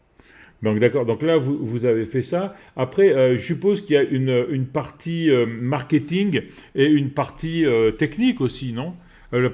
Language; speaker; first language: French; native; French